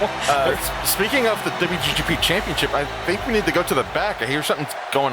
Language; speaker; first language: English; native; English